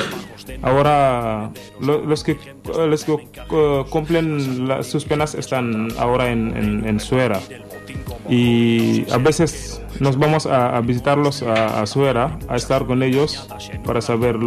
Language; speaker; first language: Spanish; non-native, learner; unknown